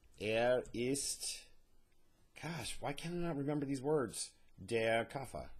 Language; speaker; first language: German; non-native, learner; English